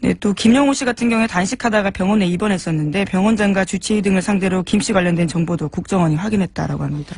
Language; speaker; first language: Korean; native; Korean